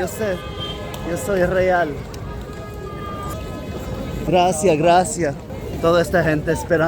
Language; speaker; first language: Spanish; non-native, fluent; English